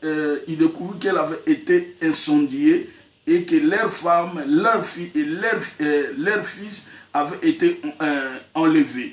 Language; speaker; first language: French; non-native, local second language; Lingala